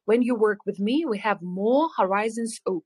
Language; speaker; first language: English; non-native, fluent; Ukrainian